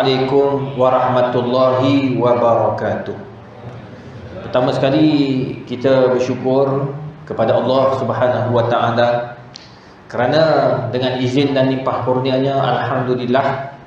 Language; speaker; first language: Malay; native; Malay